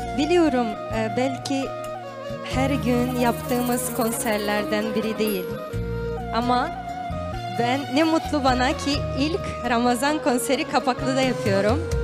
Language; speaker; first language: Turkish; non-native, fluent; Romanian